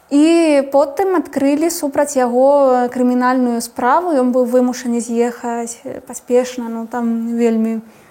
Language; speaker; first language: Belarusian; non-native, fluent; Spanish